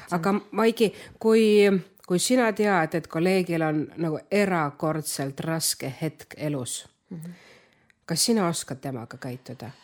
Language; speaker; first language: Estonian; non-native, local second language; Russian